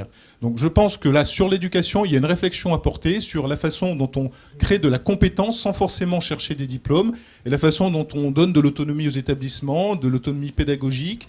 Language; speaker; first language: French; native; French